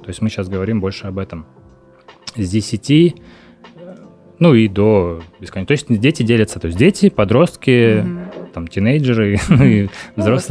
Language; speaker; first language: Russian; native; Russian